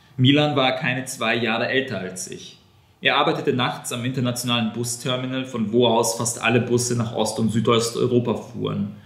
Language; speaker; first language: German; non-native, fluent; Serbian